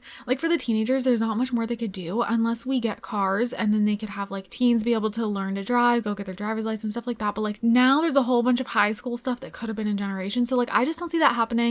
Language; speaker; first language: English; native; English